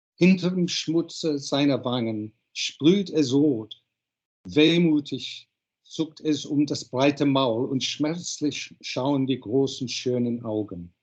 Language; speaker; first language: German; non-native, fluent; English